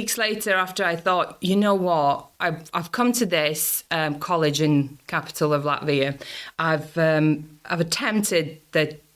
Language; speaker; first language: English; non-native, fluent; Latvian